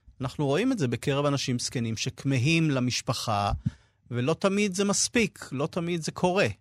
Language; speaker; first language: Hebrew; native; Hebrew